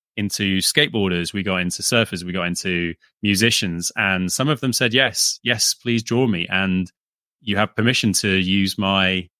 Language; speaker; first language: English; native; English